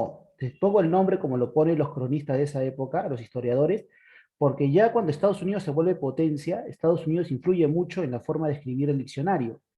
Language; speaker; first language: Spanish; native; Spanish